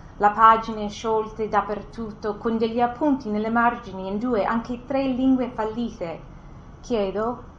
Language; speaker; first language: Italian; non-native, fluent; English